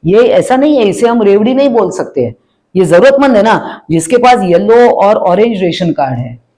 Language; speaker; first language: Hindi; non-native, local second language; Marathi